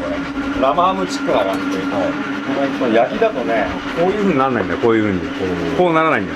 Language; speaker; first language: Japanese; native; Japanese